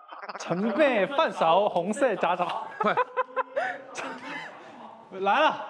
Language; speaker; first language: Chinese; native; Chinese